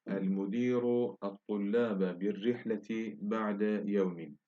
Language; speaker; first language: Arabic; non-native, fluent; Turkish